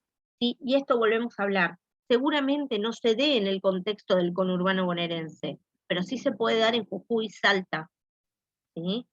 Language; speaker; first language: Spanish; native; Spanish